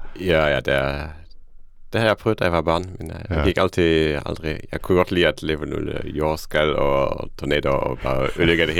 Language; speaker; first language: Danish; non-native, fluent; Luxembourgish